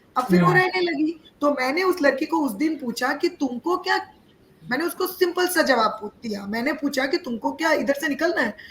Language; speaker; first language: Hindi; non-native, local second language; Bangla